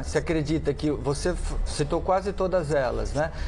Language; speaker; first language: Portuguese; native; Portuguese